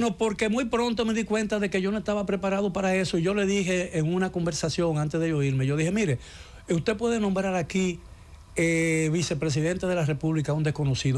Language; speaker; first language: Spanish; native; Spanish